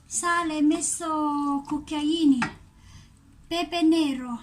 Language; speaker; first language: Italian; non-native, learner; Thai